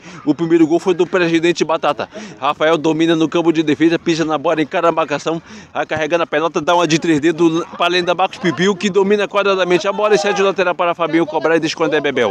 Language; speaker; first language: Portuguese; native; Portuguese